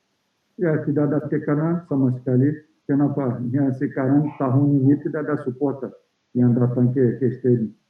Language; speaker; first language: Indonesian; non-native, fluent; Portuguese